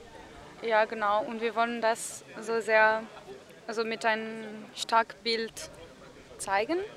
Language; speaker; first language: German; non-native, fluent; French